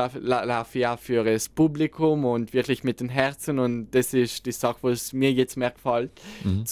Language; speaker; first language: German; non-native, local second language; Italian